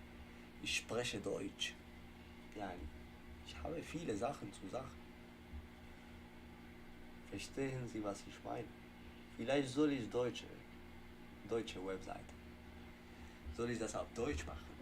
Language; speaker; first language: German; non-native, fluent; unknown